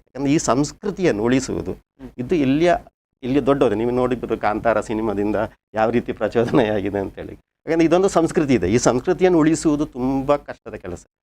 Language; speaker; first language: Kannada; non-native, local second language; Tulu